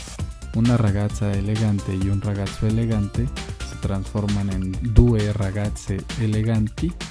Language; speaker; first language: Italian; non-native, fluent; Spanish